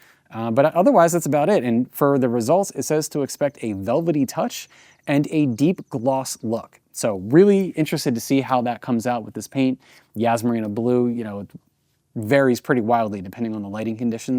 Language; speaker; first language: English; native; English